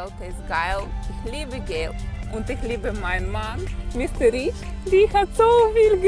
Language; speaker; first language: German; non-native, fluent; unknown